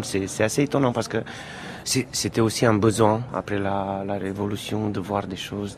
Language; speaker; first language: French; non-native, fluent; Romanian